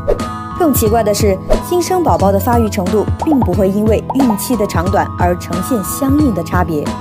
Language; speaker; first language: Chinese; native; Chinese